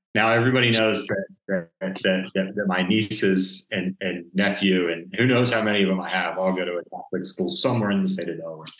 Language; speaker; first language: English; native; English